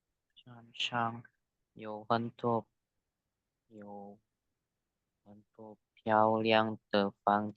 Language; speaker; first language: Chinese; non-native, learner; Indonesian